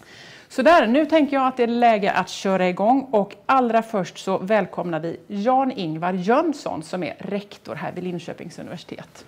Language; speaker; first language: Swedish; native; Swedish